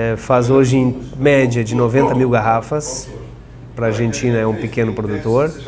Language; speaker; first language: Portuguese; non-native, fluent; Italian